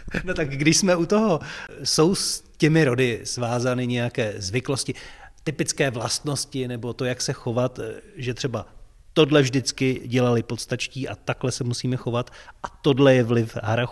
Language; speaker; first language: Czech; native; Czech